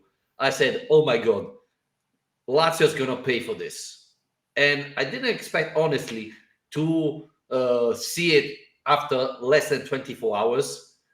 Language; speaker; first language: English; non-native, fluent; Italian